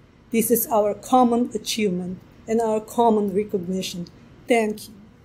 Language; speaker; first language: English; non-native, fluent; Ukrainian